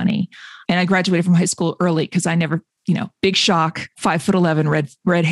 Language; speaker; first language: English; native; English